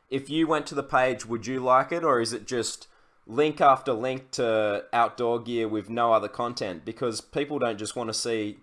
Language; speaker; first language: English; native; English